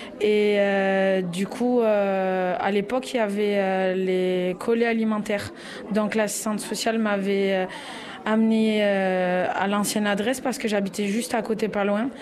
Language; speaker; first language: French; native; French